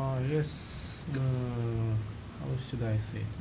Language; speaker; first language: English; non-native, fluent; Japanese